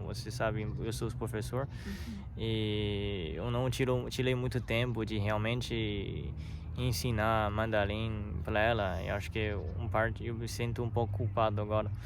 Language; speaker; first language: Portuguese; non-native, learner; Chinese